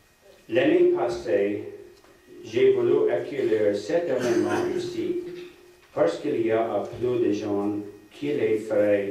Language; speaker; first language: French; non-native, learner; English